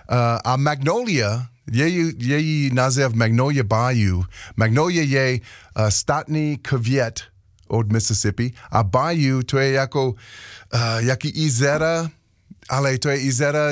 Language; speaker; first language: Czech; non-native, learner; English